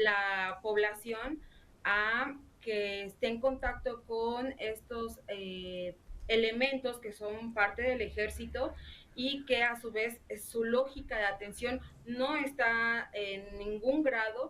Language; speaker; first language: Spanish; native; Spanish